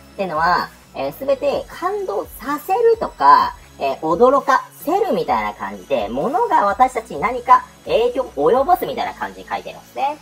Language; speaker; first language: Japanese; native; Japanese